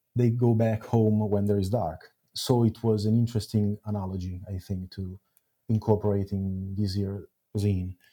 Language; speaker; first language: English; non-native, fluent; Italian